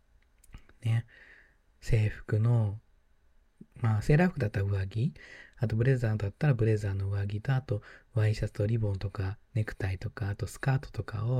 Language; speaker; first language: Japanese; native; Japanese